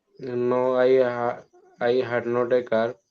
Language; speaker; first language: English; non-native, learner; Odia